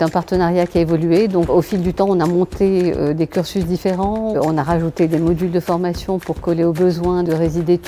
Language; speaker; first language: French; native; French